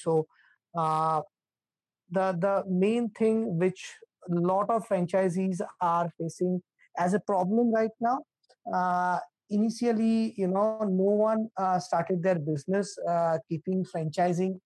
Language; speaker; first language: English; non-native, local second language; Bangla